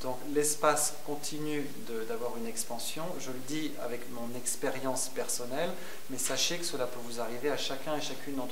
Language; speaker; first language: French; native; French